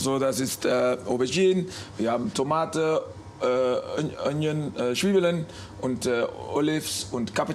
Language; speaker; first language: German; non-native, learner; Dutch